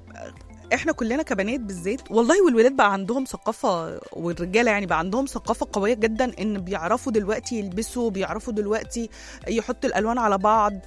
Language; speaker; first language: Arabic; native; Arabic